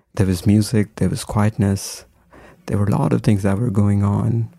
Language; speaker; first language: English; non-native, local second language; Hindi